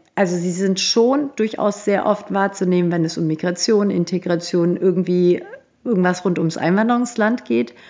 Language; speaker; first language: German; early bilingual, other home language; Turkish